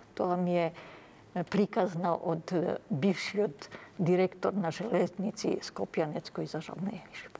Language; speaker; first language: Macedonian; early bilingual, other home language; Serbian